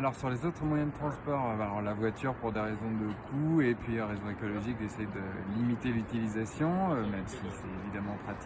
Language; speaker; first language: French; native; French